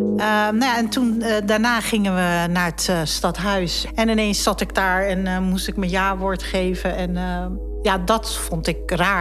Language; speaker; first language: Dutch; early bilingual, other home language; Turkish